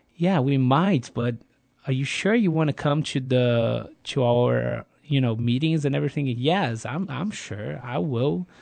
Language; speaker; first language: English; non-native, fluent; Portuguese